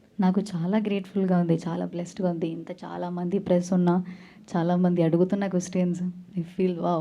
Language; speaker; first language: Telugu; non-native, learner; Malayalam